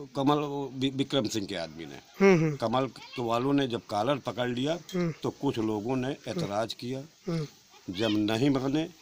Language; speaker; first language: Hindi; native; Hindi